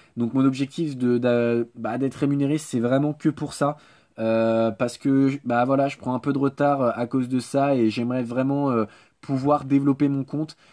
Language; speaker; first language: French; native; French